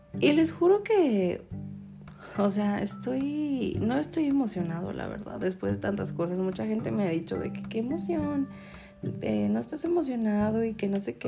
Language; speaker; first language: Spanish; native; Spanish